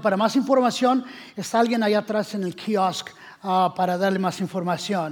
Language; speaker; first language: Spanish; early bilingual, heritage; Spanish